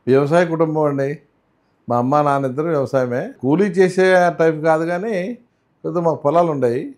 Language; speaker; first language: Telugu; native; Telugu